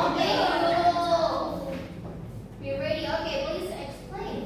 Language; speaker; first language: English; non-native, learner; Indonesian